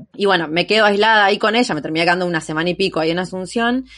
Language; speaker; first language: Spanish; native; Spanish